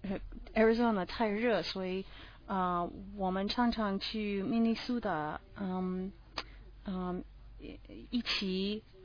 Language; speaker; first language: Chinese; non-native, learner; English